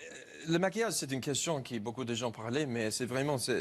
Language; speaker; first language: French; non-native, learner; English